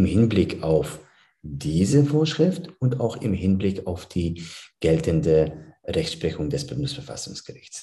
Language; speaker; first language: German; early bilingual, other home language; Turkish